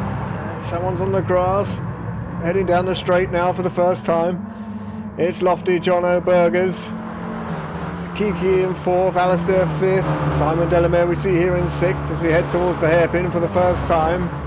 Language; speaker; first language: English; native; English